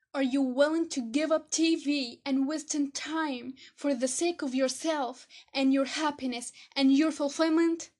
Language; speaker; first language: English; non-native, fluent; Arabic